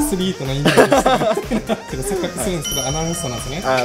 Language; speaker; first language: Japanese; native; Japanese